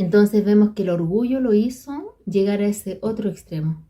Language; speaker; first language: Spanish; native; Spanish